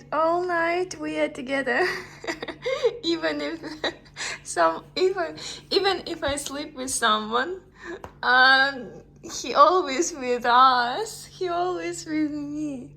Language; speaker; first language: English; non-native, learner; Russian